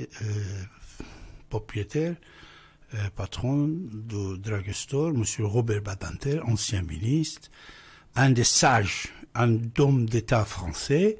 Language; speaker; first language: French; non-native, fluent; Persian